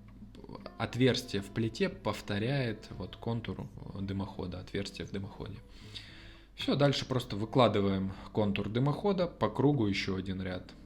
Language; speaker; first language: Russian; native; Russian